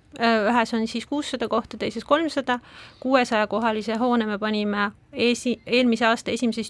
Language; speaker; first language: Estonian; native; Estonian